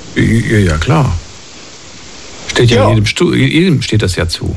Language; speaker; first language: German; native; German